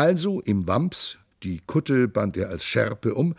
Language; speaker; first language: German; native; German